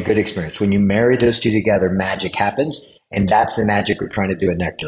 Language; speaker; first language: English; native; English